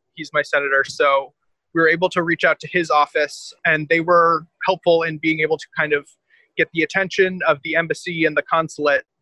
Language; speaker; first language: English; native; English